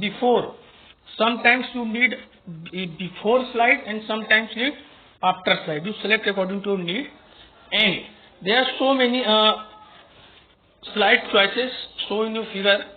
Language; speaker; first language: English; non-native, local second language; Hindi